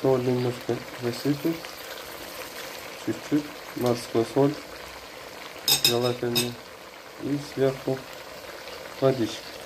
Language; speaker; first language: Russian; non-native, learner; Uzbek